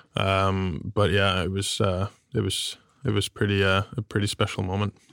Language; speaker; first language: English; non-native, fluent; German